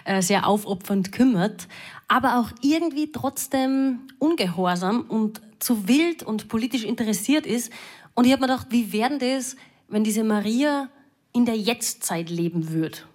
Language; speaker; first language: German; native; German